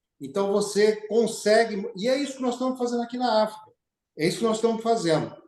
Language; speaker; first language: Portuguese; native; Portuguese